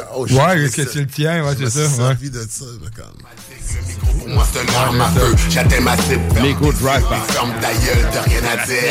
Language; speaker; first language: French; native; French